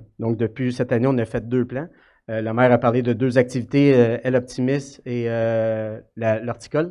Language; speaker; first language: French; native; French